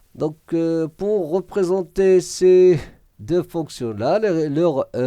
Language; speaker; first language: French; non-native, local second language; Arabic